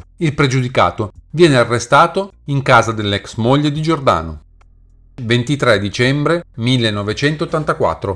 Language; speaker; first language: Italian; native; Italian